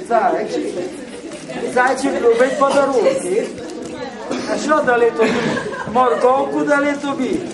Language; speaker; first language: Ukrainian; native; Ukrainian